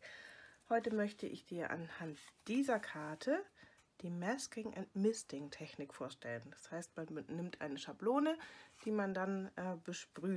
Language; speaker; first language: German; native; German